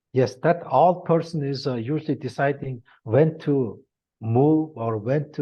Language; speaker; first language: English; non-native, learner; Mongolian